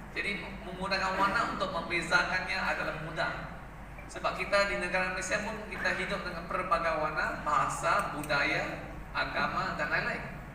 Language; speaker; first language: Malay; native; Malay